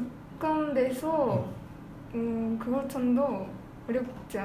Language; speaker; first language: Korean; non-native, learner; Japanese